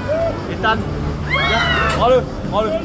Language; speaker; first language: French; native; French